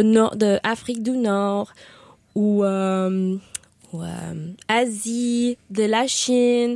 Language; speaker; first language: French; non-native, learner; Spanish